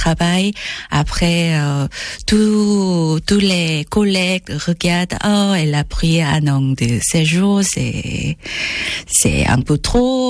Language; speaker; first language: French; non-native, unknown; Korean